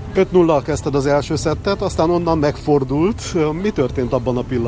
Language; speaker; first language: Hungarian; native; Hungarian